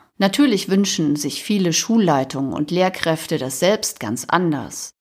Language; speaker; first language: German; native; German